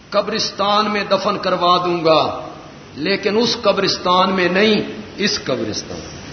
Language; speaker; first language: Urdu; non-native, local second language; Punjabi